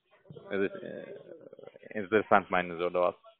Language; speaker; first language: German; non-native, learner; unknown